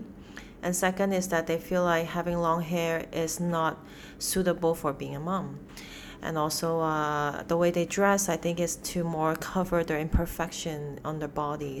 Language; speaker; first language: English; non-native, local second language; Cantonese